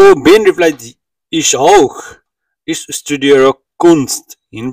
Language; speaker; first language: German; non-native, learner; Nepali